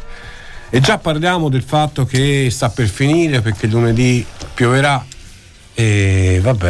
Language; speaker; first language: Italian; native; Italian